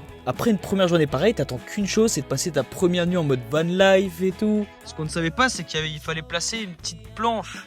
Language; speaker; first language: French; native; French